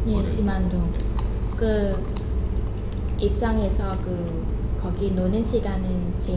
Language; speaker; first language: Korean; non-native, fluent; Vietnamese